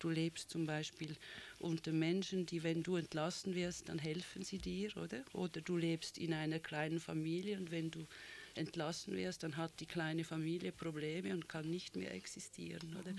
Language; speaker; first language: German; native; German